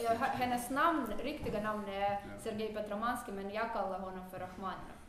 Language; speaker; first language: Swedish; non-native, fluent; Russian